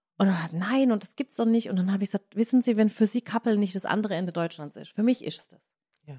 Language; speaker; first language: German; native; German